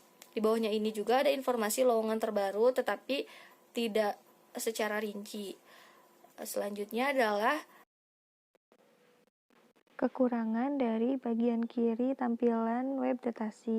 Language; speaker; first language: Indonesian; native; Indonesian